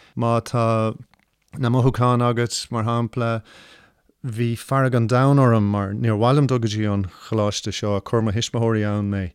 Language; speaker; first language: Irish; non-native, local second language; English